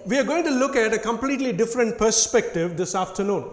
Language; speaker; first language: English; non-native, local second language; Tamil